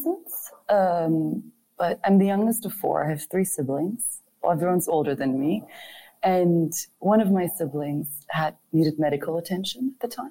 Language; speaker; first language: English; non-native, fluent; German